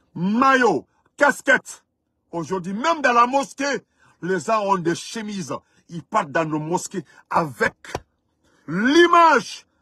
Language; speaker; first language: French; non-native, local second language; Fula